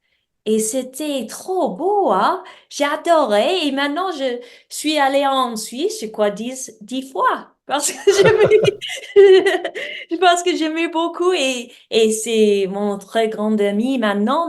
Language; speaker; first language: French; non-native, learner; English